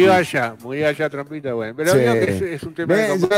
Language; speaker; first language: Spanish; native; Spanish